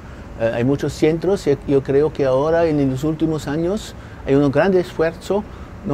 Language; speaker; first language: Spanish; non-native, fluent; German